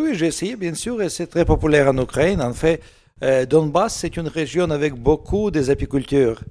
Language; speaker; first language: French; non-native, learner; Russian